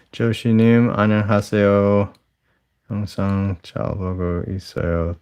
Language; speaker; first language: Korean; non-native, learner; English